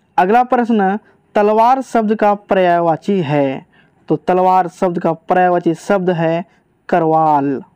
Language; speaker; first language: Hindi; native; Hindi